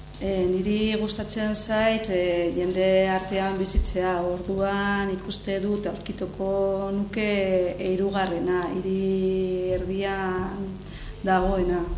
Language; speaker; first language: Basque; non-native, learner; Spanish